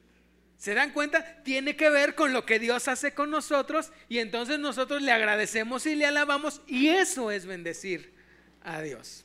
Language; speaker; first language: Spanish; native; Spanish